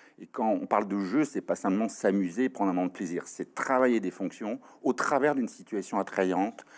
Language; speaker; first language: French; native; French